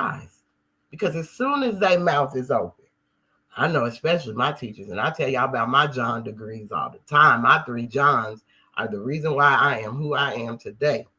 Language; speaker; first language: English; native; English